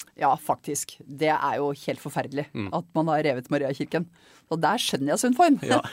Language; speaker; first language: Norwegian; native; Norwegian